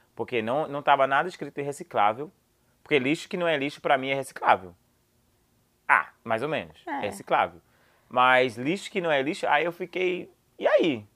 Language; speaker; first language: Portuguese; non-native, fluent; English